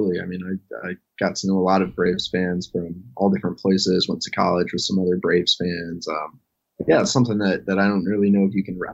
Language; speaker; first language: English; native; English